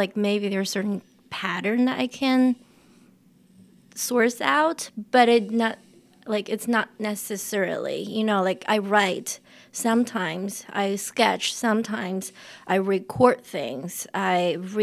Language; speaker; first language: English; non-native, fluent; Chinese